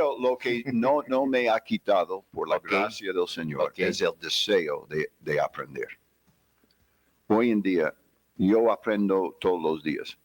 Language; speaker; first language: Spanish; non-native, fluent; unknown